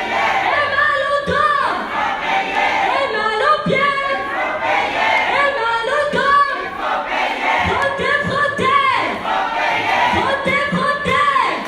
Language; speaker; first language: French; native; French